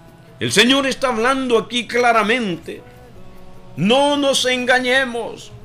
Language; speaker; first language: Spanish; native; Spanish